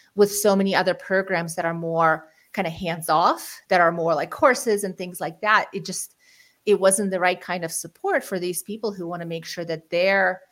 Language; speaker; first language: English; early bilingual, other home language; Ukrainian